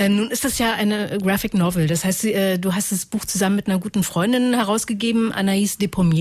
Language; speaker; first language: German; native; German